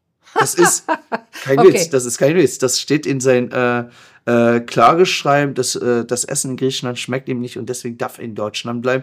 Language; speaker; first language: German; non-native, fluent; Persian